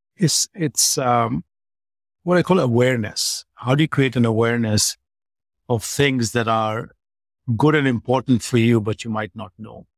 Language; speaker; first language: English; non-native, local second language; Hindi